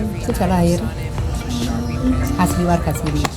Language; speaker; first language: Indonesian; native; Indonesian